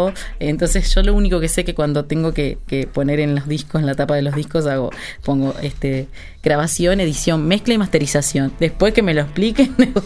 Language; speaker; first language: Spanish; native; Spanish